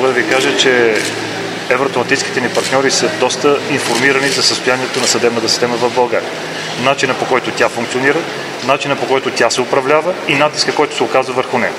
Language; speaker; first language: Bulgarian; native; Bulgarian